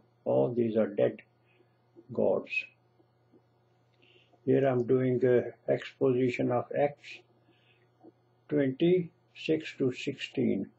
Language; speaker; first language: English; non-native, local second language; Punjabi